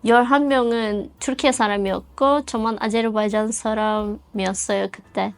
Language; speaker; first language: Korean; non-native, fluent; Azerbaijani